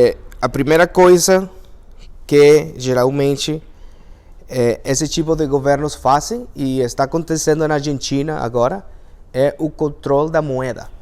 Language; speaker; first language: Portuguese; non-native, fluent; Spanish